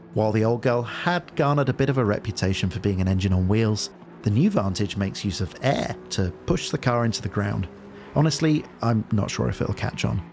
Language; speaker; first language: English; native; English